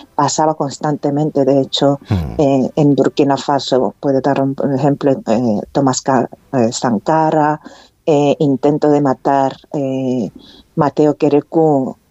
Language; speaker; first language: Spanish; non-native, fluent; Korean